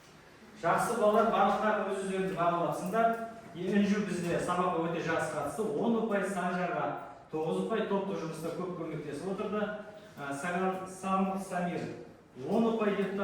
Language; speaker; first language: Kazakh; native; Kazakh